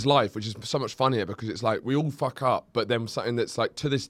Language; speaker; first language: English; native; English